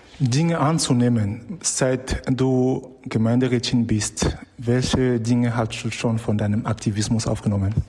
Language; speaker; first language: German; native; German